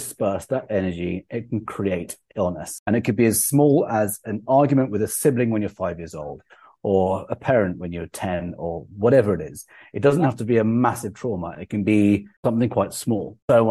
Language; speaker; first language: English; native; English